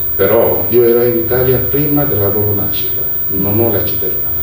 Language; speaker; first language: Italian; non-native, fluent; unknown